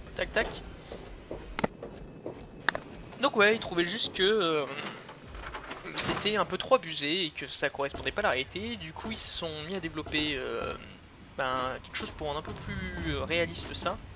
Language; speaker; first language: French; native; French